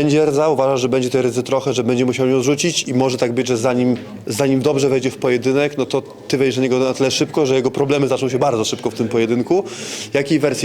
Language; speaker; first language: Polish; native; Polish